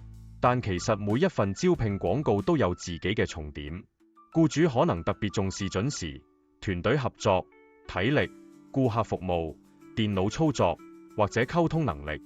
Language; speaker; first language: Cantonese; native; Cantonese